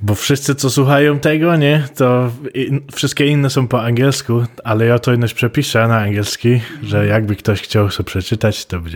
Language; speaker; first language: Polish; early bilingual, heritage; Polish